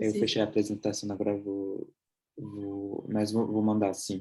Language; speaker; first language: Portuguese; non-native, fluent; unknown